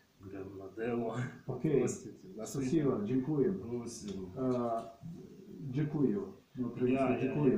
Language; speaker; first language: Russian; non-native, learner; Slovenian